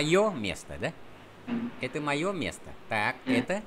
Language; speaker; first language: Russian; non-native, fluent; Vietnamese